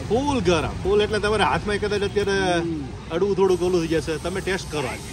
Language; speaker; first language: Gujarati; native; Gujarati